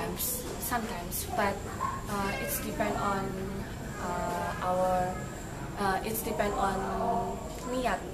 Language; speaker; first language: English; non-native, learner; Indonesian